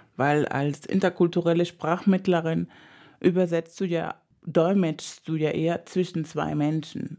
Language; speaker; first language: German; non-native, fluent; Spanish